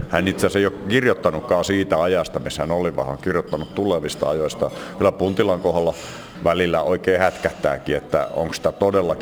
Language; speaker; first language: Finnish; native; Finnish